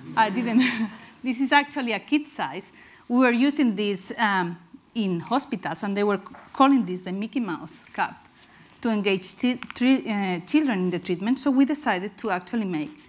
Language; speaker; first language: English; non-native, fluent; Spanish